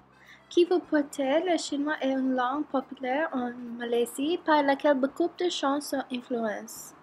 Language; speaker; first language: French; non-native, learner; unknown